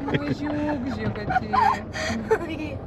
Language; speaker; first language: Lithuanian; native; Lithuanian